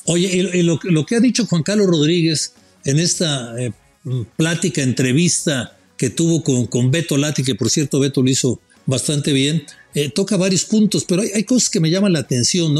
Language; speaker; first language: Spanish; native; Spanish